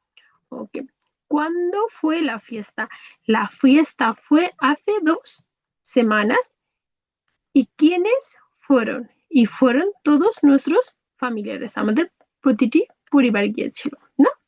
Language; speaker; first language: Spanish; non-native, fluent; Bangla